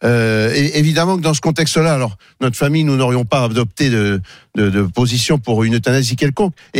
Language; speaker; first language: French; native; French